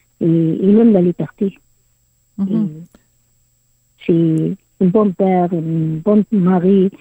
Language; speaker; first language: French; non-native, learner; Arabic